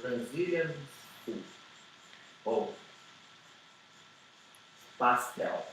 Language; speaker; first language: English; non-native, learner; Portuguese